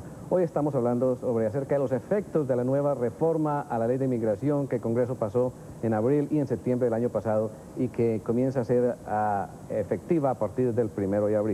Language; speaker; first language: Spanish; native; Spanish